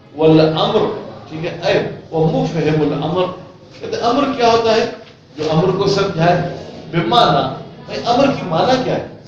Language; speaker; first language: Urdu; non-native, local second language; Sindhi